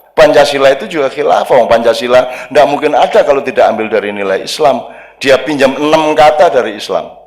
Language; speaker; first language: Indonesian; non-native, local second language; Javanese